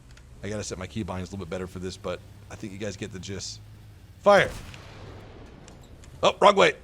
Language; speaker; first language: English; native; English